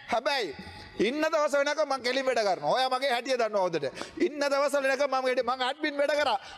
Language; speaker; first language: Sinhala; non-native, local second language; Tamil